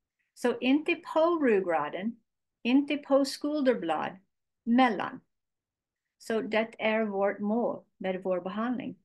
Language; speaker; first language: Swedish; non-native, learner; English